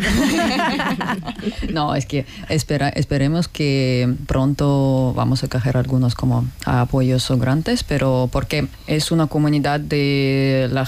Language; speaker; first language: Spanish; non-native, learner; Russian